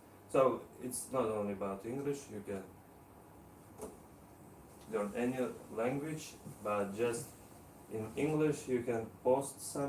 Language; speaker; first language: English; non-native, learner; Russian